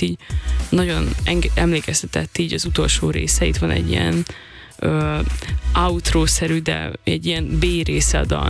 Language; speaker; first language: Hungarian; native; Hungarian